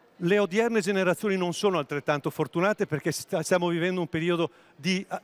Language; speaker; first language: Italian; native; Italian